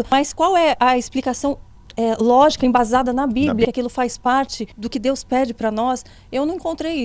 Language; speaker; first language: Portuguese; native; Portuguese